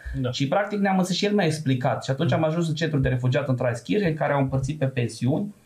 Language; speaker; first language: Romanian; non-native, local second language; Serbian